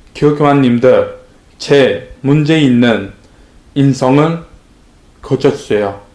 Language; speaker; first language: Korean; non-native, fluent; Uzbek